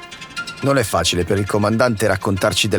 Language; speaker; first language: Italian; native; Italian